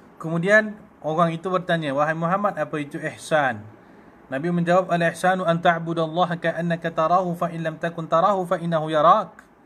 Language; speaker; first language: Malay; native; Malay